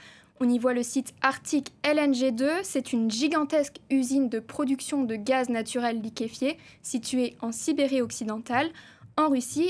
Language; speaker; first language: French; native; French